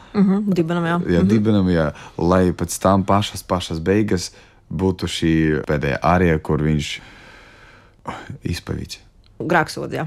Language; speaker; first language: Latvian; non-native, local second language; Russian